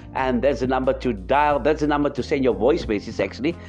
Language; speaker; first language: English; non-native, local second language; Afrikaans